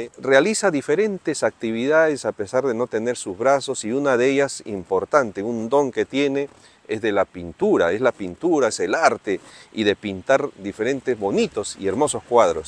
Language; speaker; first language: Spanish; native; Spanish